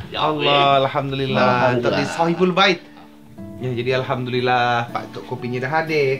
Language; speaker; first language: Indonesian; native; Indonesian